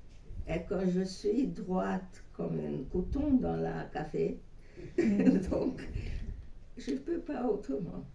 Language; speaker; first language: French; non-native, fluent; Hungarian